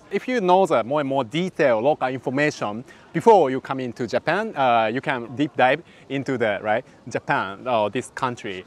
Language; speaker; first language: English; non-native, learner; Japanese